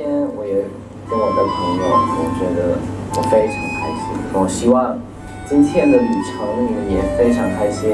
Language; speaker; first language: Chinese; non-native, learner; Thai